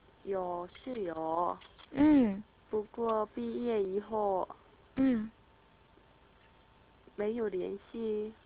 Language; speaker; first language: Chinese; non-native, learner; Korean